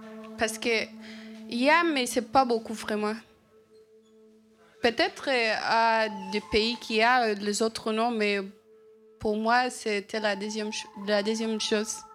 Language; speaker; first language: French; non-native, learner; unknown